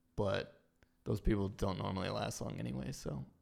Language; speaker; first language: English; native; English